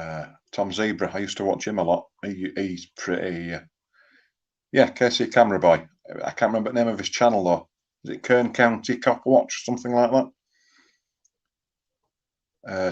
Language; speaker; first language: English; native; English